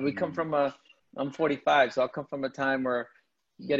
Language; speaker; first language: English; non-native, local second language; Tamil